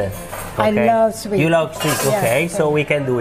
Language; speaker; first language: English; non-native, learner; Italian